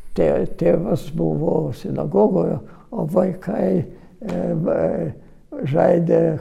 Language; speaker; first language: Lithuanian; early bilingual, other home language; Hebrew